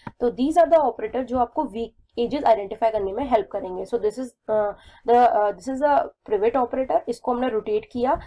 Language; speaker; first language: Hindi; native; Hindi